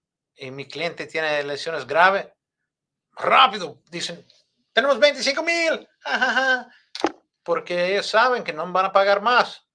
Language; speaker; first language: Spanish; non-native, learner; English